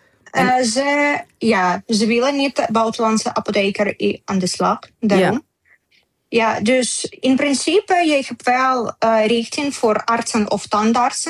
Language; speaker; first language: Dutch; non-native, learner; Ukrainian